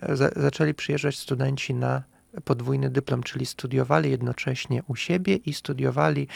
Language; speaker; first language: Polish; non-native, fluent; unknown